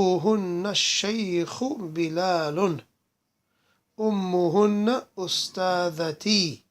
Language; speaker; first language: Arabic; non-native, fluent; English